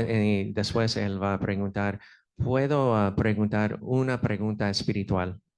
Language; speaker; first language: Spanish; non-native, fluent; English